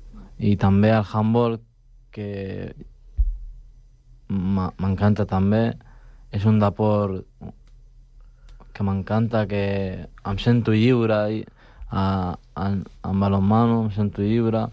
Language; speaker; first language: Catalan; non-native, local second language; Spanish